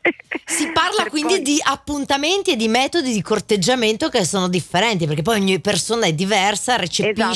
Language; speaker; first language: Italian; native; Italian